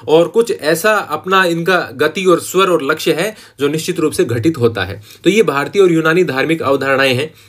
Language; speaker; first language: Hindi; native; Hindi